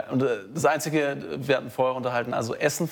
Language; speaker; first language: German; native; German